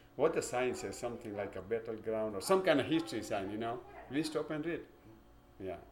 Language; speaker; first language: English; non-native, local second language; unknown